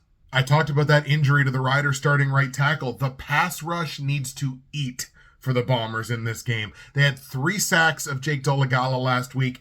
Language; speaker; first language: English; native; English